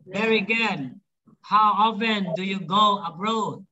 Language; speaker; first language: English; non-native, fluent; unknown